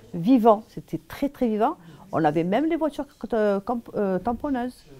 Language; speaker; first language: French; native; French